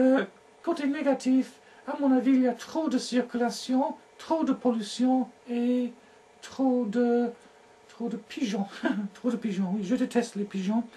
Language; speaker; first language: French; non-native, learner; English